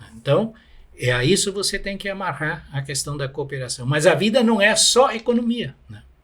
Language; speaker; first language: Portuguese; non-native, local second language; German